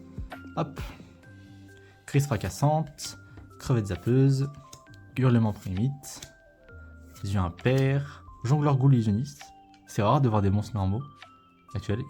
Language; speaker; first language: French; native; French